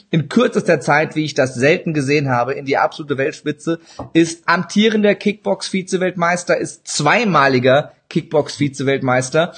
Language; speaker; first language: German; early bilingual, other home language; Turkish